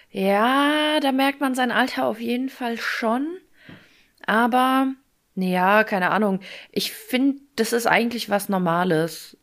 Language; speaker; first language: German; early bilingual, other home language; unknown